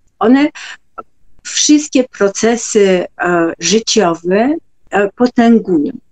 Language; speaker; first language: Polish; non-native, fluent; French